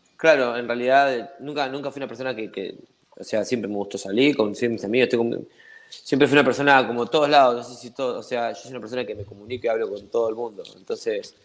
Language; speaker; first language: Spanish; native; Spanish